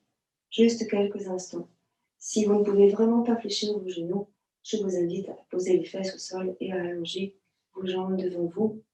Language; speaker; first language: French; native; French